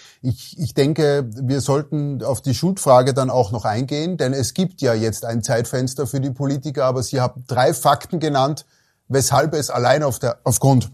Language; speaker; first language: German; native; German